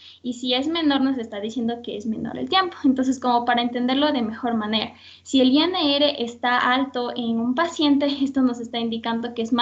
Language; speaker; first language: Spanish; native; Spanish